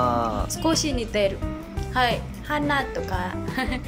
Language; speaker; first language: Japanese; non-native, learner; Burmese